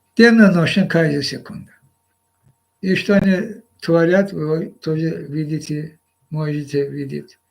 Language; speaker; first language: Russian; non-native, local second language; Azerbaijani